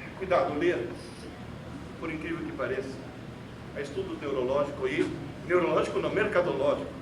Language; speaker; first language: Portuguese; early bilingual, other home language; Italian